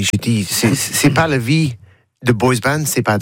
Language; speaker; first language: French; non-native, learner; English